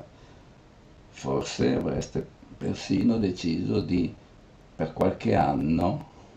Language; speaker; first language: Italian; native; Italian